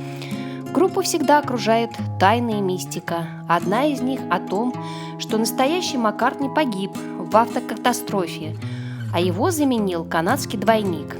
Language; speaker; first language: Russian; native; Russian